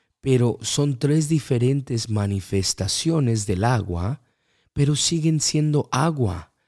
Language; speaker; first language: Spanish; early bilingual, heritage; Spanish